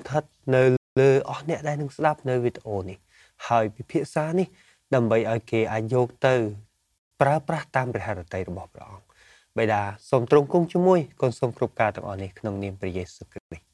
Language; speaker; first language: Khmer; native; Khmer